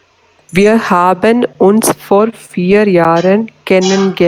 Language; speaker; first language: German; non-native, learner; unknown